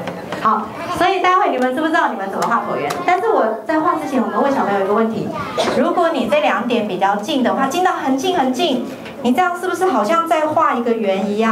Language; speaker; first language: Chinese; native; Chinese